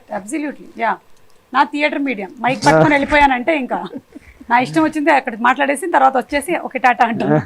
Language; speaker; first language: Telugu; native; Telugu